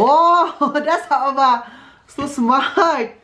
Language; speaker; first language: German; non-native, learner; Filipino